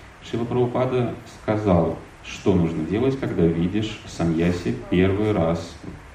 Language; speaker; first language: Russian; native; Russian